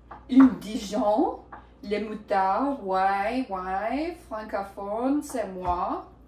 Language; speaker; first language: French; non-native, learner; English